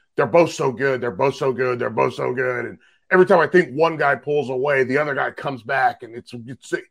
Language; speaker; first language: English; native; English